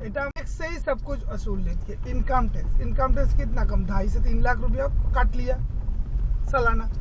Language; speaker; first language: Hindi; non-native, local second language; Bangla